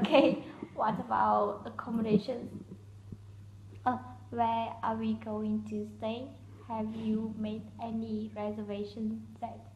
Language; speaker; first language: English; non-native, learner; Vietnamese